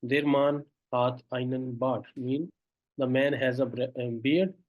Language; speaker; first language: German; non-native, fluent; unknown